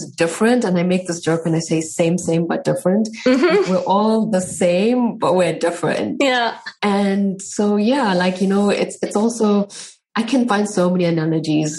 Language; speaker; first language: English; native; English